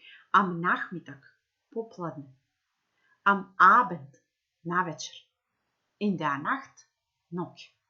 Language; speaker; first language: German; non-native, fluent; Macedonian